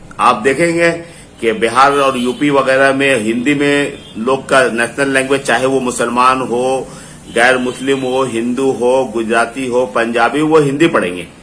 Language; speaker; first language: Hindi; non-native, local second language; Urdu